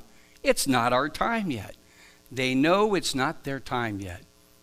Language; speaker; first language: English; native; English